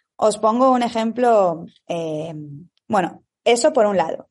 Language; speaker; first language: Spanish; native; Spanish